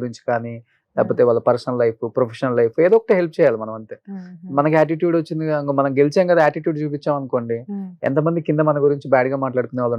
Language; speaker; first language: Telugu; native; Telugu